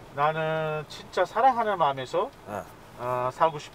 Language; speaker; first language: Korean; non-native, fluent; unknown